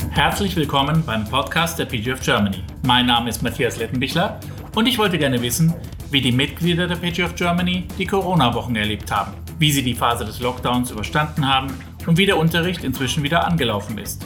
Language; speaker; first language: German; native; German